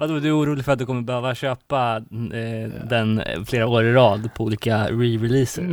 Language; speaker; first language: Swedish; native; Swedish